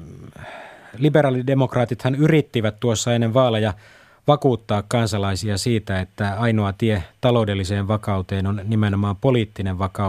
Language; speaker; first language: Finnish; native; Finnish